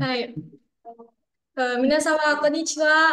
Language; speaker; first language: Japanese; non-native, learner; Indonesian